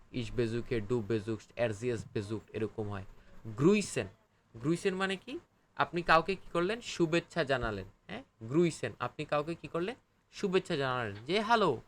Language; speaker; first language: Bangla; native; Bangla